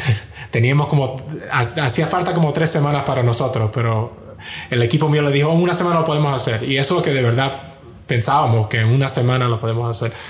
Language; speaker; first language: Spanish; early bilingual, heritage; Spanish